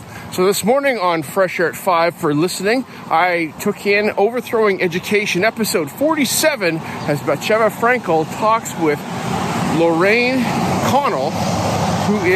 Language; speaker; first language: English; native; English